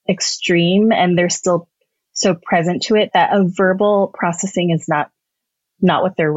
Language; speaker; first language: English; native; English